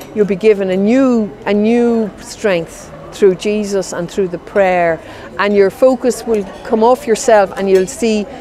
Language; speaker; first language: English; native; English